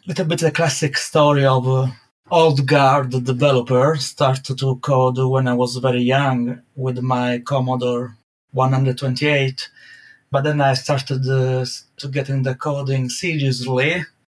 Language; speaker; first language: English; non-native, fluent; Italian